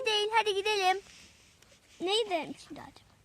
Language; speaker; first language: Turkish; native; Turkish